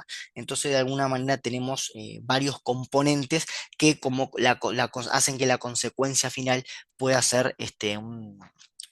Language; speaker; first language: Spanish; native; Spanish